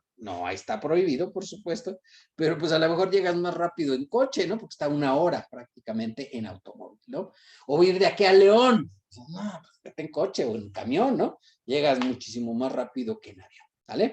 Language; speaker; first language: Spanish; native; Spanish